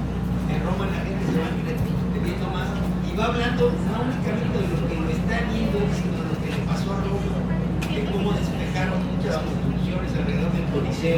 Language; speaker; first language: Spanish; native; Spanish